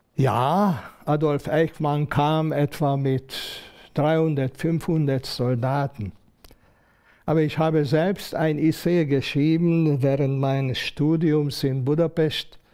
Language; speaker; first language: German; non-native, fluent; Hungarian